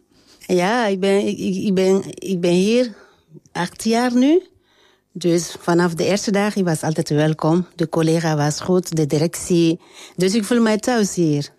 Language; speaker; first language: Dutch; non-native, learner; French